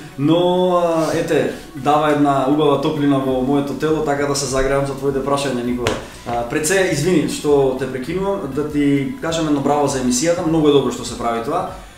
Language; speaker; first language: Macedonian; native; Macedonian